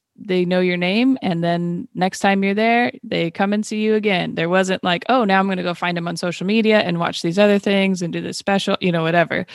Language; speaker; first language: English; native; English